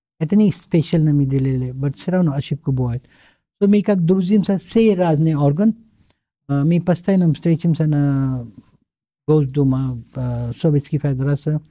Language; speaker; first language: Russian; non-native, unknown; Hindi